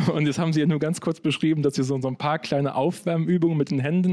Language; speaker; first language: German; native; German